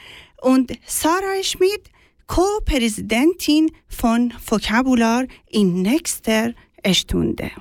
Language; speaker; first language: German; non-native, learner; Persian